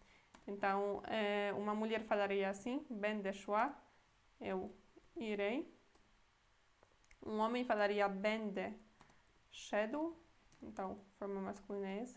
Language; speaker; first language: Portuguese; non-native, fluent; Polish